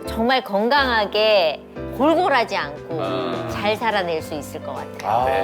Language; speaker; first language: Korean; native; Korean